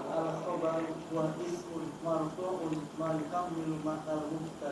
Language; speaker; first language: Arabic; non-native, learner; Indonesian